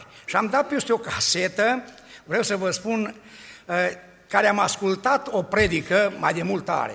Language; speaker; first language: Romanian; native; Romanian